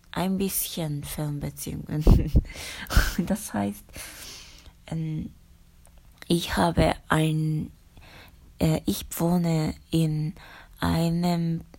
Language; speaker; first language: German; non-native, learner; Japanese